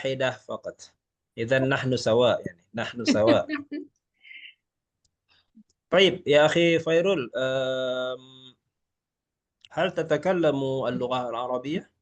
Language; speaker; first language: Arabic; non-native, fluent; Malay